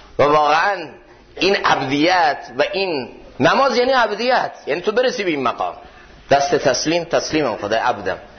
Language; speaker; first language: Persian; native; Persian